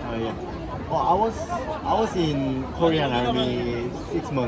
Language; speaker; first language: English; non-native, learner; Korean